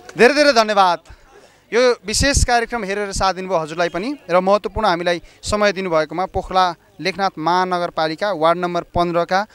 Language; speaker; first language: Nepali; native; Nepali